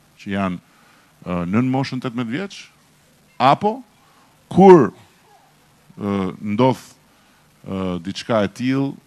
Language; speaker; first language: Albanian; native; Albanian